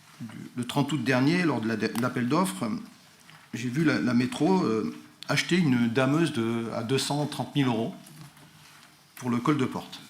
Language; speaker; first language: French; native; French